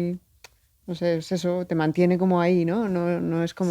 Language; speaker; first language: Spanish; native; Spanish